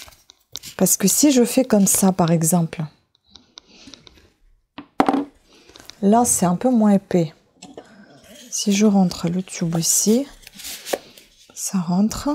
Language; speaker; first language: French; native; French